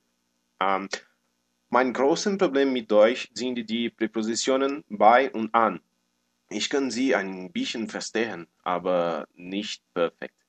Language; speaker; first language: German; non-native, learner; Portuguese